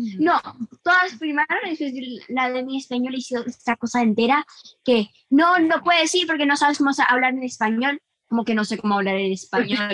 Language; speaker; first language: Spanish; early bilingual, heritage; Spanish